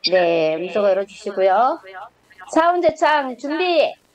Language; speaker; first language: Korean; native; Korean